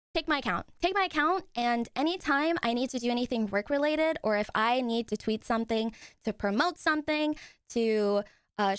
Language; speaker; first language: English; native; English